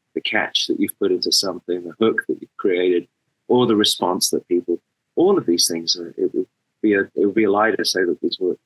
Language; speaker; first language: English; native; English